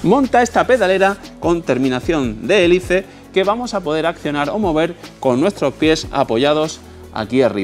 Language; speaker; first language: Spanish; native; Spanish